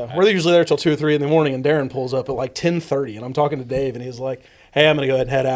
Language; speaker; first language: English; native; English